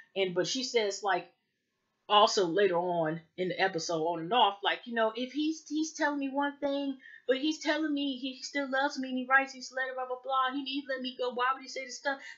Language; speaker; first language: English; native; English